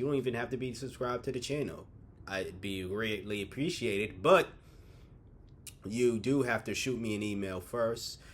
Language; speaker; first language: English; native; English